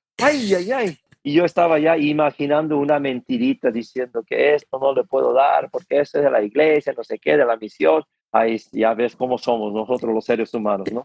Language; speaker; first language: Spanish; non-native, fluent; Korean